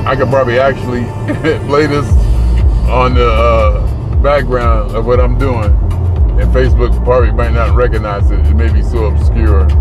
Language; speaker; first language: English; native; English